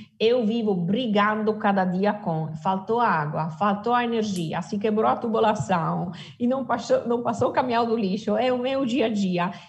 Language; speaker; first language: Portuguese; non-native, fluent; Italian